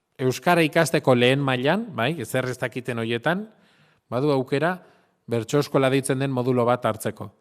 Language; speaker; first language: Basque; non-native, local second language; Spanish